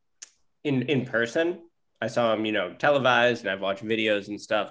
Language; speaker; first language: English; native; English